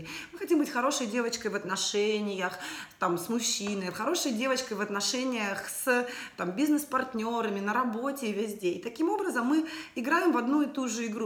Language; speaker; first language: Russian; native; Russian